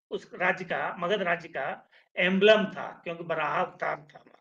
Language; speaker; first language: Hindi; native; Hindi